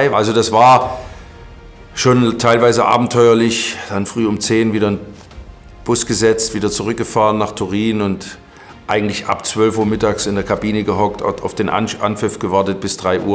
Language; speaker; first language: German; native; German